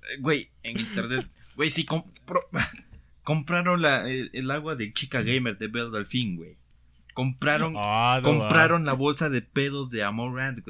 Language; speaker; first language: Spanish; native; Spanish